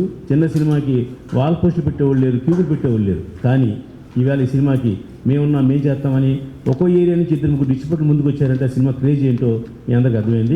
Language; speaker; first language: Telugu; native; Telugu